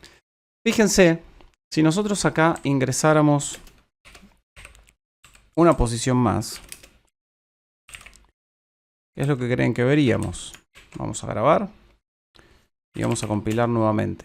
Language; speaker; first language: Spanish; native; Spanish